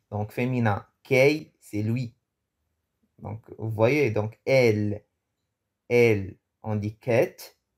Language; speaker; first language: French; early bilingual, other home language; Arabic